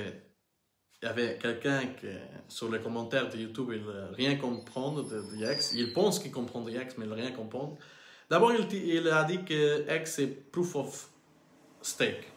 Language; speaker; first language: French; non-native, learner; Portuguese